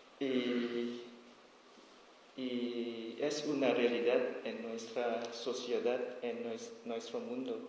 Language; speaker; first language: Spanish; non-native, learner; S'gaw Karen